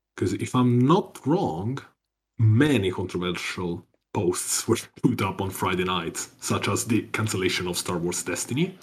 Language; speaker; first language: English; non-native, fluent; Italian